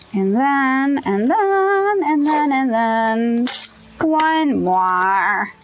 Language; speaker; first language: English; native; English